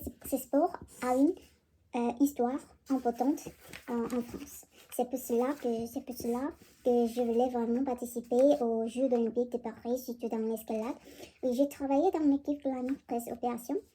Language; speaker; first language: French; non-native, learner; Korean